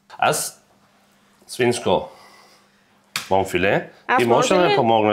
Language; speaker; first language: Bulgarian; non-native, learner; German